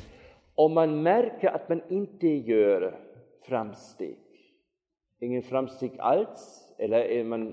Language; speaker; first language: Swedish; non-native, fluent; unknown